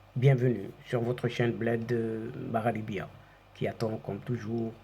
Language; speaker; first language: French; non-native, local second language; Arabic